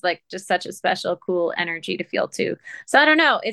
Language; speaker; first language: English; native; English